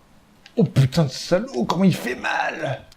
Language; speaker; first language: French; native; French